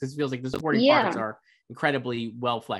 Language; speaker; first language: English; native; English